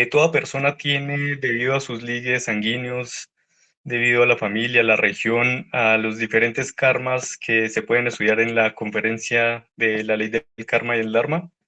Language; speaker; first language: Spanish; native; Spanish